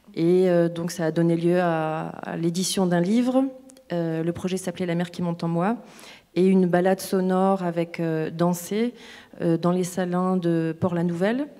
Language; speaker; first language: French; native; French